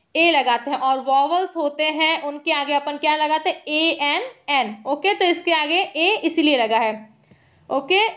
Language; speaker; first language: Hindi; native; Hindi